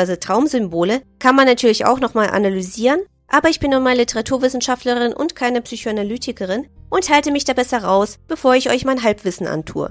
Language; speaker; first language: German; native; German